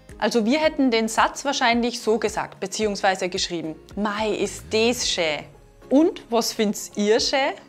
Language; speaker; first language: German; native; German